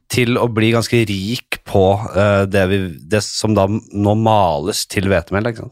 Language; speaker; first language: Norwegian; native; Norwegian